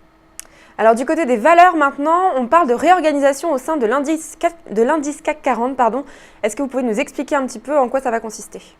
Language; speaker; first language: French; native; French